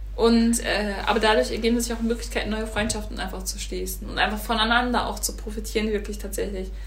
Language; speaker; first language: German; early bilingual, other home language; Turkish